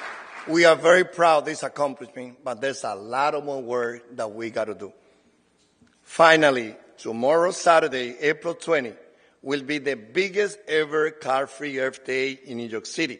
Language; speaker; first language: English; non-native, fluent; Spanish